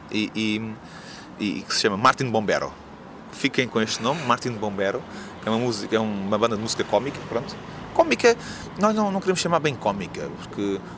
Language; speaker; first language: Portuguese; native; Portuguese